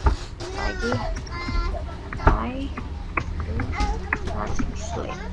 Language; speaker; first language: English; non-native, learner; Indonesian